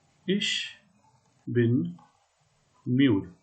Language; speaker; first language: German; non-native, fluent; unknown